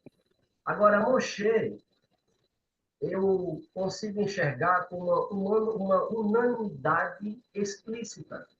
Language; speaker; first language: Portuguese; native; Portuguese